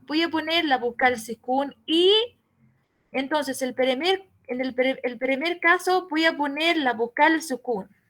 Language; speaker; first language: Spanish; non-native, fluent; Arabic